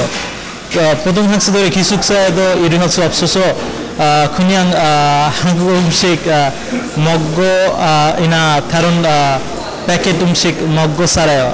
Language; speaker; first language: Korean; non-native, learner; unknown